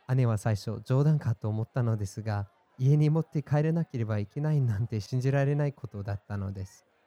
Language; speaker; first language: Japanese; non-native, fluent; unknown